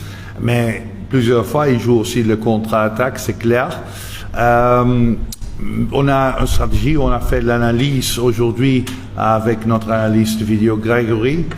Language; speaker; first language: French; non-native, local second language; Dutch